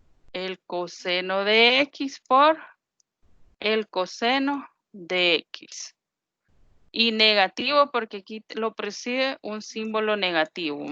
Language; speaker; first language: Spanish; native; Spanish